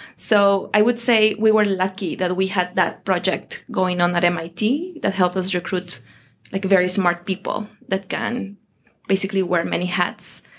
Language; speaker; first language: English; non-native, fluent; Spanish